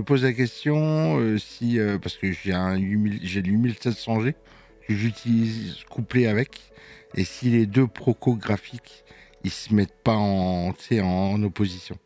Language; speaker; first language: French; native; French